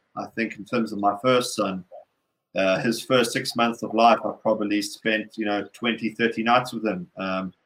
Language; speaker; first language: English; native; English